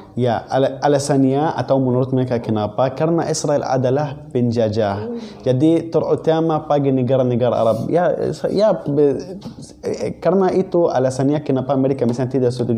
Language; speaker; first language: Indonesian; non-native, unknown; Arabic